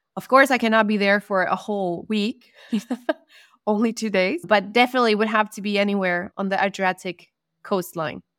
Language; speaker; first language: English; non-native, fluent; Spanish